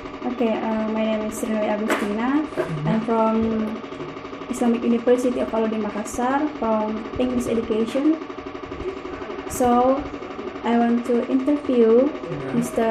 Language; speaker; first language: English; non-native, learner; Indonesian